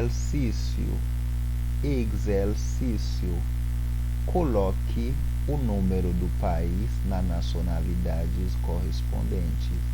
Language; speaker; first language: Portuguese; non-native, fluent; Haitian Creole